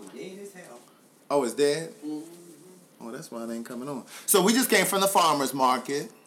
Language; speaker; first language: English; native; English